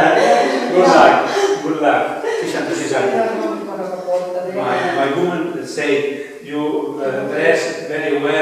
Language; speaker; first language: English; non-native, learner; Catalan